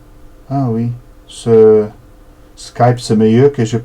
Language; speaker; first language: French; non-native, learner; Portuguese